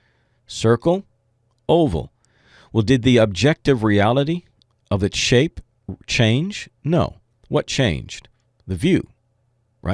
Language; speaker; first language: English; native; English